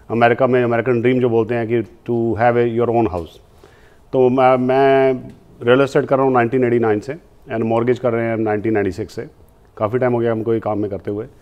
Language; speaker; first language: Hindi; native; Hindi